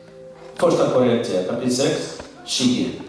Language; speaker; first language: Swedish; non-native, learner; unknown